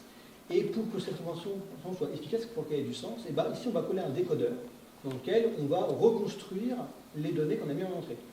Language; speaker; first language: French; native; French